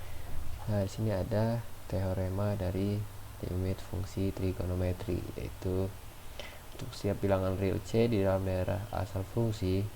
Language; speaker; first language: Indonesian; native; Indonesian